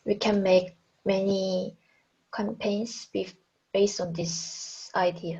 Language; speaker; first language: English; non-native, learner; Korean